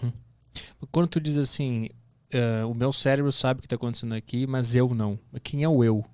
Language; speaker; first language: Portuguese; native; Portuguese